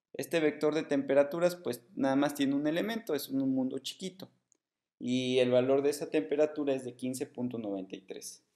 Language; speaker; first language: Spanish; native; Spanish